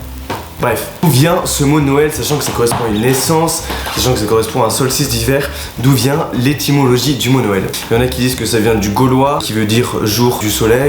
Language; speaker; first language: French; native; French